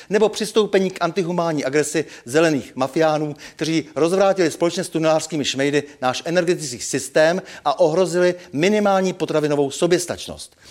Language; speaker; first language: Czech; native; Czech